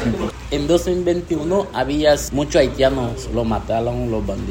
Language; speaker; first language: Spanish; non-native, learner; Haitian Creole